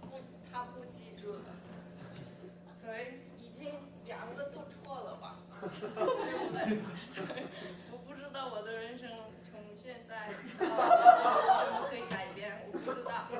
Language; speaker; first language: Chinese; early bilingual, heritage; English